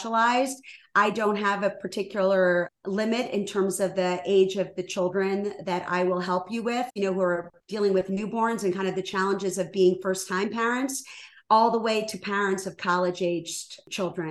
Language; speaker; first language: English; native; English